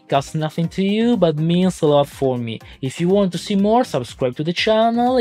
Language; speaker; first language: English; non-native, fluent; Italian